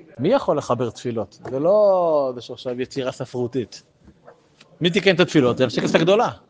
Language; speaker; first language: Hebrew; native; Hebrew